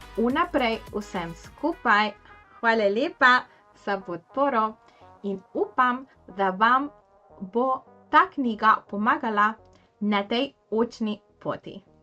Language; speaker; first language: Slovenian; non-native, fluent; Spanish